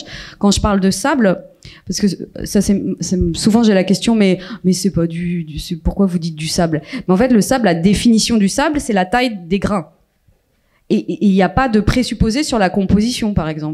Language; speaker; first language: French; native; French